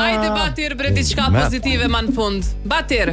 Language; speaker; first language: Albanian; native; Albanian